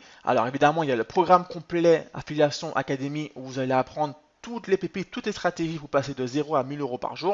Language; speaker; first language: French; native; French